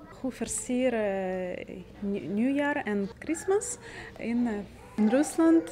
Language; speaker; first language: Dutch; non-native, learner; Russian